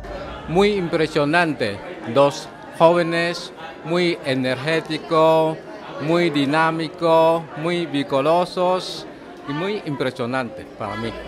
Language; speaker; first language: Spanish; non-native, fluent; Chinese